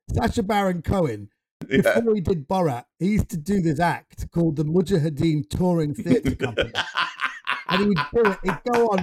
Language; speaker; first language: English; native; English